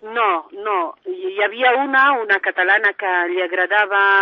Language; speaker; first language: Catalan; non-native, fluent; Arabic